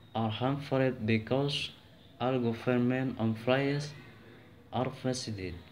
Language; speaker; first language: English; non-native, learner; Indonesian